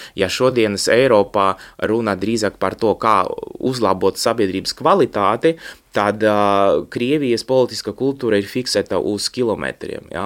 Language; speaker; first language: Latvian; non-native, local second language; Russian